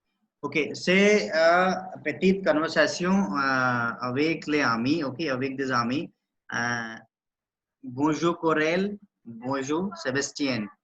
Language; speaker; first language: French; non-native, learner; Hindi